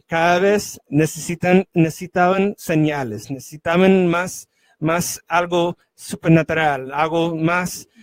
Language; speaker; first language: Spanish; non-native, fluent; English